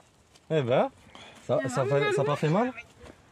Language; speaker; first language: French; native; French